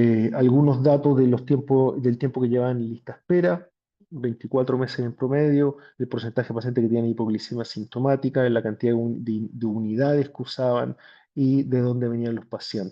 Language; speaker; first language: Spanish; native; Spanish